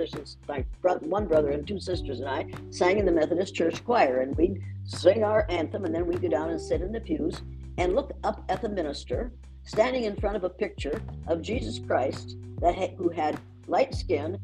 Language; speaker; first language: English; native; English